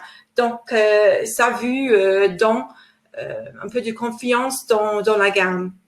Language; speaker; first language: French; non-native, fluent; English